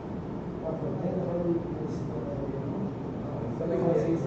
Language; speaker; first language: English; non-native, learner; Spanish